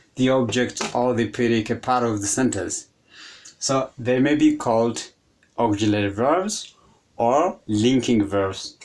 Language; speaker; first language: English; non-native, local second language; Amharic